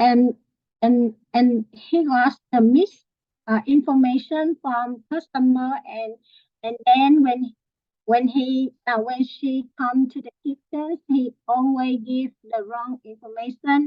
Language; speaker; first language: English; non-native, learner; Vietnamese